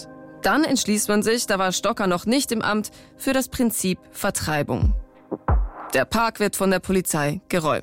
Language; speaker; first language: German; native; German